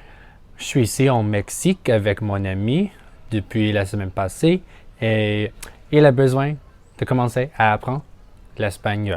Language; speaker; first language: French; non-native, learner; English